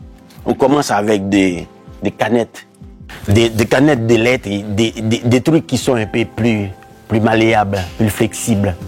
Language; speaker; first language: French; non-native, local second language; Haitian Creole